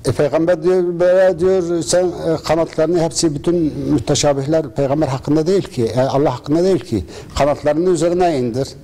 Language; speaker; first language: Turkish; non-native, local second language; Arabic